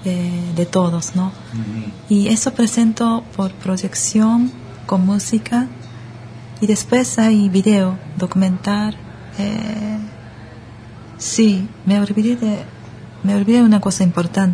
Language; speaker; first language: Spanish; non-native, learner; Japanese